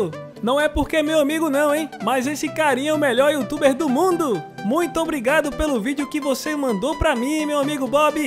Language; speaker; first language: Portuguese; native; Portuguese